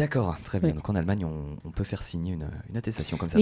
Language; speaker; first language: French; native; French